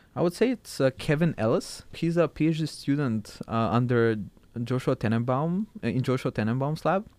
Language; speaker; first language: English; non-native, fluent; Macedonian